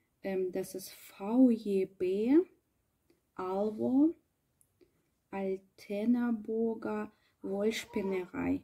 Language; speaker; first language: German; non-native, learner; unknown